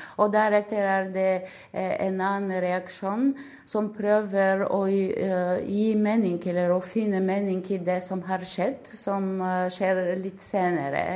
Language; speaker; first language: Norwegian; non-native, fluent; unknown